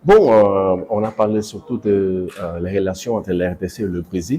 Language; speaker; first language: French; non-native, learner; Portuguese